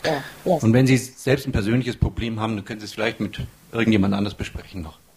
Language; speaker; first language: German; native; German